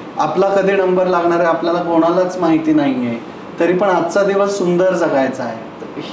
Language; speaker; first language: Marathi; native; Marathi